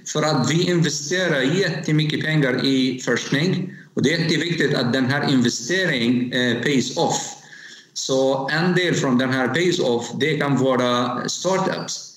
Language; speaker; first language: Swedish; non-native, learner; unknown